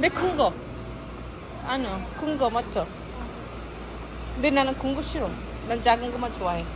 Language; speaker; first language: Korean; non-native, learner; Filipino